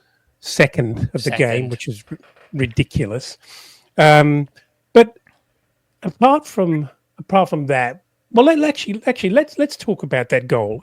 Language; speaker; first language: English; native; English